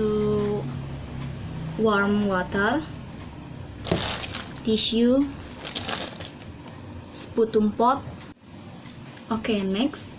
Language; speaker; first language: English; non-native, learner; Indonesian